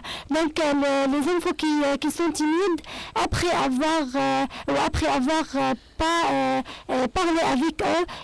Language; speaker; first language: French; non-native, fluent; Arabic